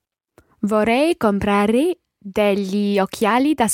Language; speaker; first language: Italian; non-native, learner; English